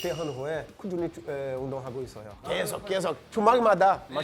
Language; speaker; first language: Korean; non-native, learner; Portuguese